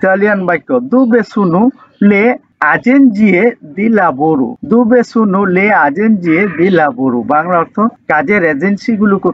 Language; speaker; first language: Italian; non-native, learner; Bangla